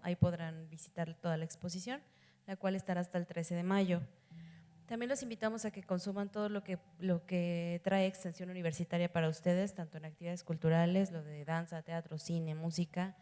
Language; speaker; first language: Spanish; native; Spanish